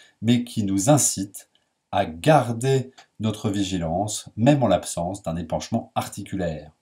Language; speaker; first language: French; native; French